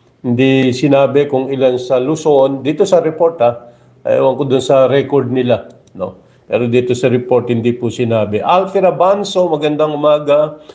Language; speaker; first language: Filipino; native; Filipino